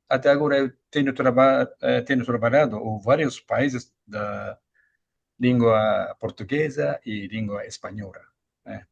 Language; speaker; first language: Portuguese; non-native, fluent; Japanese